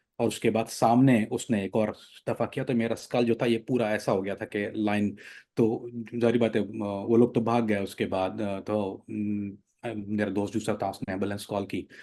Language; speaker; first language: Urdu; native; Urdu